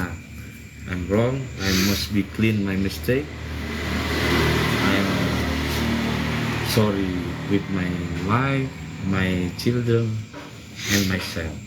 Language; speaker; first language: English; non-native, learner; Indonesian